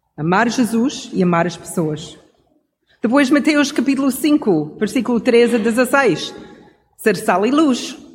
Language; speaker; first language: Portuguese; non-native, fluent; English